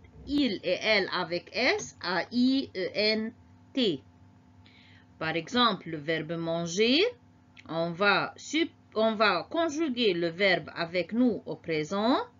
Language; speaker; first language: French; non-native, fluent; Arabic